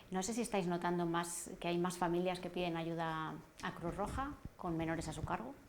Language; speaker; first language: Spanish; native; Spanish